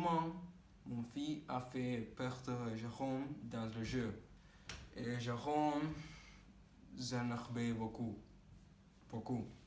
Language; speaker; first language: French; non-native, learner; Spanish